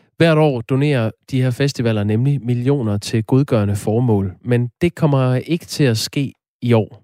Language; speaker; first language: Danish; native; Danish